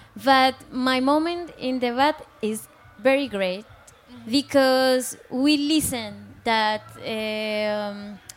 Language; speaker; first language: English; non-native, learner; Spanish